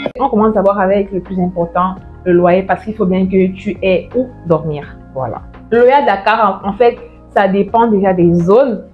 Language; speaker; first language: French; native; French